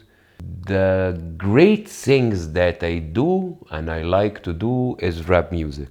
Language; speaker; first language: English; non-native, fluent; Arabic